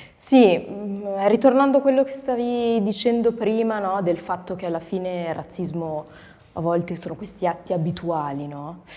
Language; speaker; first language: Italian; early bilingual, other home language; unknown